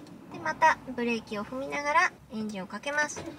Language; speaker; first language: Japanese; native; Japanese